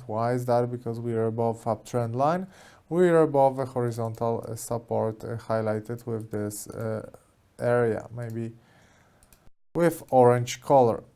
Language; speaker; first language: English; non-native, fluent; Polish